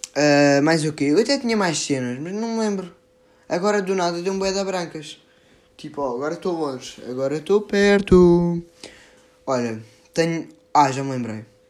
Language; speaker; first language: Portuguese; native; Portuguese